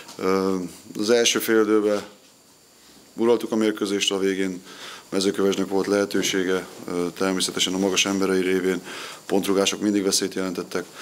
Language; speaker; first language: Hungarian; native; Hungarian